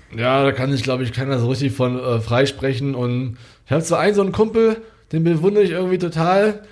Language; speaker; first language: German; early bilingual, other home language; Hungarian